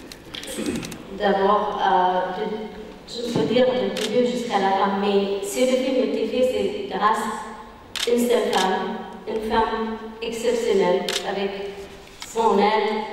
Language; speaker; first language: French; non-native, fluent; Arabic